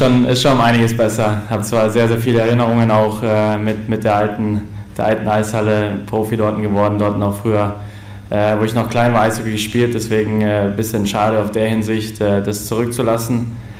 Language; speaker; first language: German; native; German